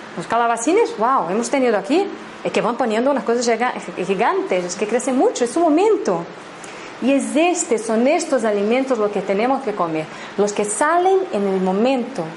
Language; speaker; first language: Spanish; non-native, fluent; Portuguese